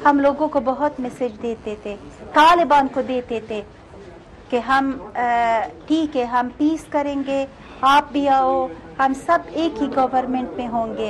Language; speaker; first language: Hindi; non-native, fluent; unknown